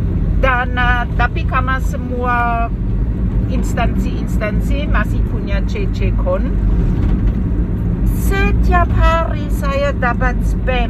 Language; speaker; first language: Indonesian; non-native, fluent; German